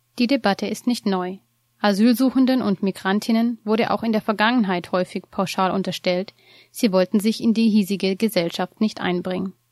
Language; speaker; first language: German; native; German